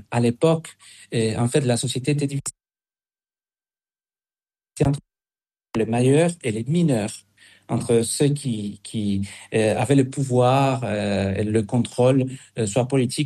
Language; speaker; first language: French; non-native, fluent; Spanish